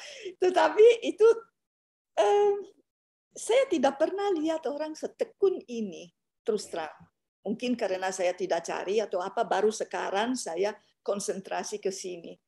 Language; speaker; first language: Indonesian; non-native, fluent; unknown